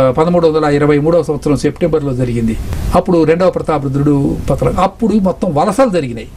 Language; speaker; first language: Telugu; native; Telugu